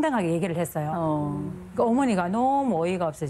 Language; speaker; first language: Korean; non-native, fluent; Chinese